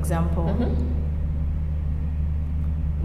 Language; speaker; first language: English; non-native, local second language; Igbo